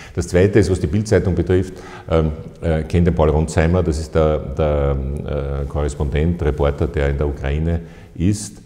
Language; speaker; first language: German; native; German